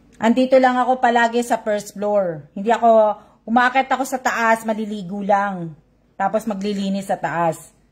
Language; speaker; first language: Filipino; native; Filipino